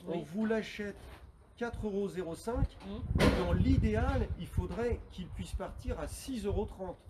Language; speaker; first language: French; native; French